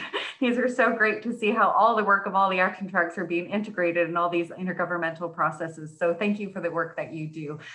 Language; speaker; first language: English; native; English